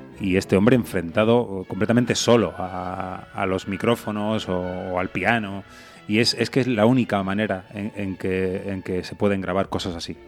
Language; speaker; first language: Spanish; native; Spanish